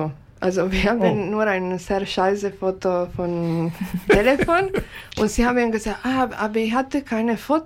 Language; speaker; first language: German; non-native, learner; Japanese